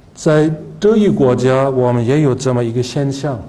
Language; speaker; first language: Chinese; non-native, fluent; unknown